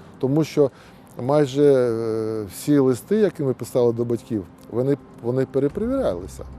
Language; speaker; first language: Ukrainian; native; Ukrainian